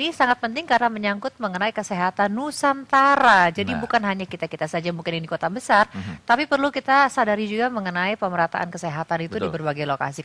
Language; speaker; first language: Indonesian; native; Indonesian